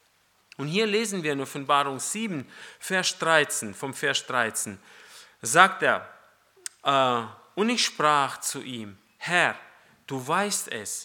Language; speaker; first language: German; non-native, fluent; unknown